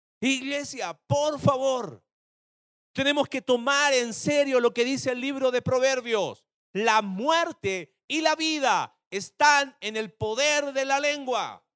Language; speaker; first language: Spanish; native; Spanish